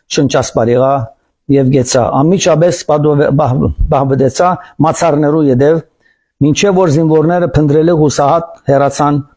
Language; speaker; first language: Armenian; early bilingual, heritage; Armenian